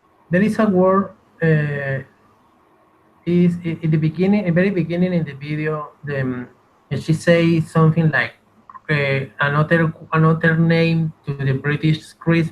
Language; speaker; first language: English; non-native, learner; Spanish